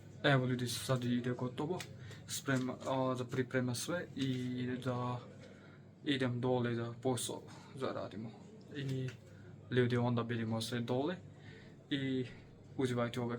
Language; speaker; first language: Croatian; non-native, learner; Nepali